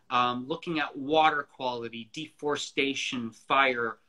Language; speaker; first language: English; native; English